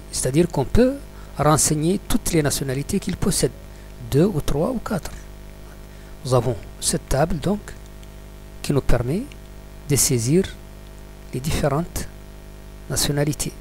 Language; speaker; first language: French; non-native, local second language; Arabic